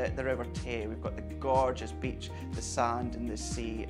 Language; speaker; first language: English; native; English